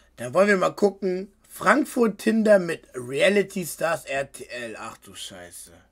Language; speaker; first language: German; native; German